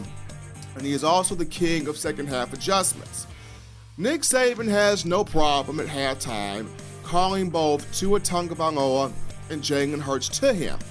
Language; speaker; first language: English; native; English